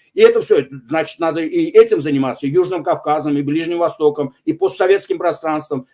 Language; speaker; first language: Russian; non-native, local second language; Azerbaijani